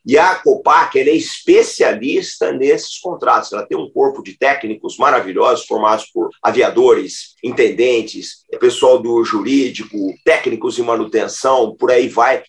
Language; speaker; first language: Portuguese; native; Portuguese